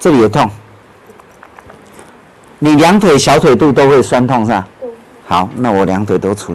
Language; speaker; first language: Chinese; native; Chinese